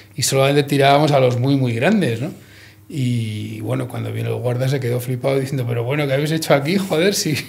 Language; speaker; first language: Spanish; native; Spanish